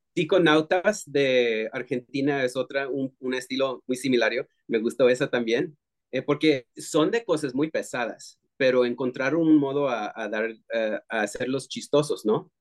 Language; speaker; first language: Spanish; early bilingual, heritage; Spanish